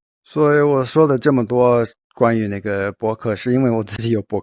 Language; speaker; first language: Chinese; non-native, fluent; English